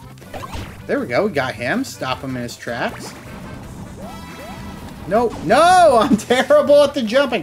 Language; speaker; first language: English; native; English